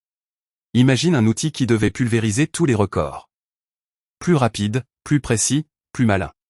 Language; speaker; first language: French; native; French